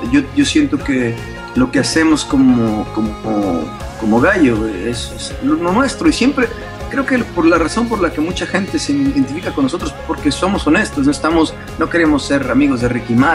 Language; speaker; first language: Spanish; early bilingual, other home language; English